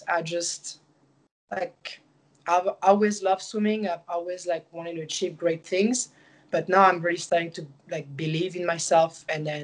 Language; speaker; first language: English; non-native, fluent; French